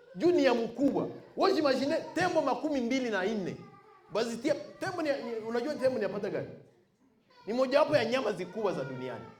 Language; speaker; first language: Swahili; non-native, local second language; Bembe